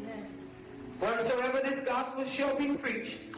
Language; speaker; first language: English; native; English